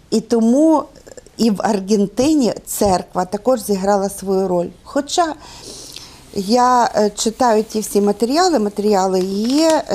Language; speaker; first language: Ukrainian; native; Ukrainian